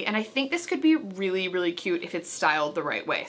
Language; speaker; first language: English; native; English